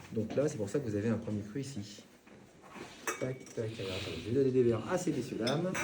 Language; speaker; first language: French; native; French